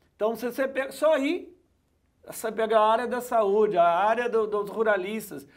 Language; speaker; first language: Portuguese; native; Portuguese